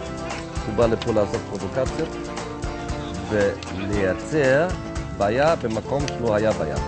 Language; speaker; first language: Hebrew; non-native, fluent; German